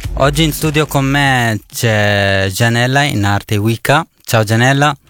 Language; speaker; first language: Italian; early bilingual, other home language; Punjabi